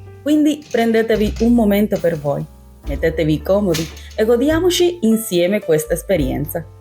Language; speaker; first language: Italian; non-native, fluent; Spanish